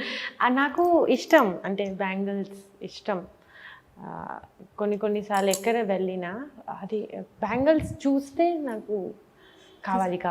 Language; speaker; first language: Telugu; non-native, learner; Bangla